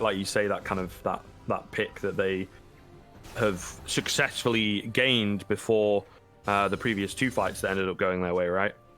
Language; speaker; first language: English; native; English